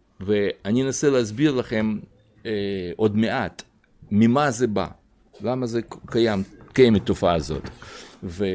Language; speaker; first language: Hebrew; non-native, fluent; Russian